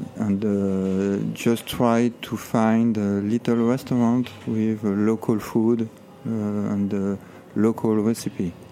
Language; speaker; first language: English; non-native, fluent; French